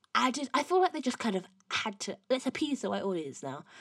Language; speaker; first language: English; native; English